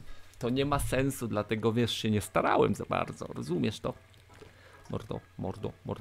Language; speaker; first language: Polish; native; Polish